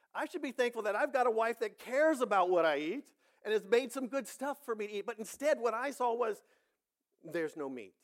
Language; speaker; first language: English; native; English